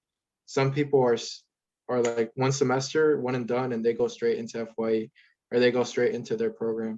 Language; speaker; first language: English; native; English